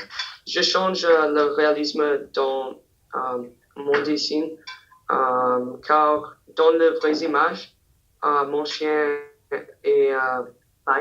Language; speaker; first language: French; non-native, learner; English